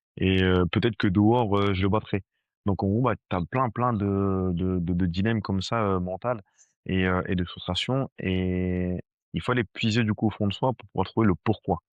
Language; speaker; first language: French; early bilingual, other home language; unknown